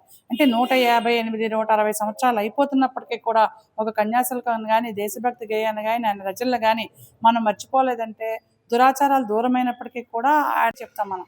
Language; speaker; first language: Telugu; native; Telugu